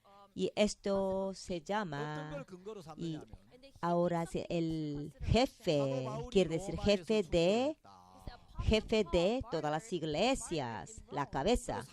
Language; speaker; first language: Spanish; non-native, fluent; Korean